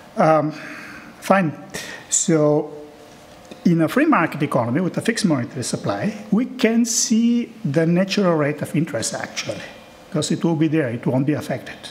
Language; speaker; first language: English; non-native, fluent; Bulgarian